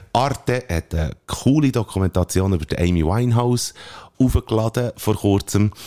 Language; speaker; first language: German; native; German